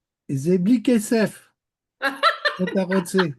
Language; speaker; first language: Hebrew; non-native, learner; French